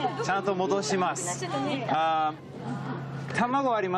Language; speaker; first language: Japanese; early bilingual, heritage; English